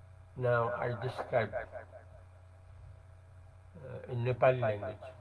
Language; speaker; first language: English; non-native, learner; Nepali